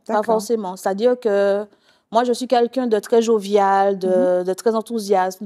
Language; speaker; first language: French; native; French